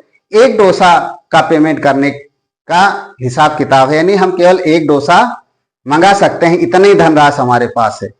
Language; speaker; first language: Hindi; native; Hindi